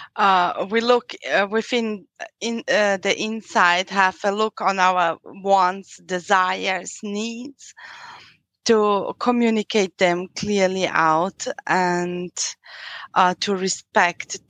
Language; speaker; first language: English; non-native, fluent; German